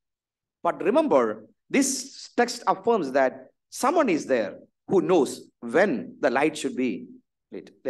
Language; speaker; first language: English; non-native, local second language; Malayalam